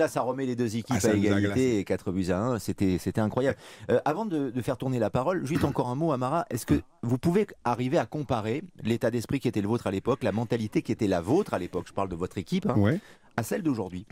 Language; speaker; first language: French; native; French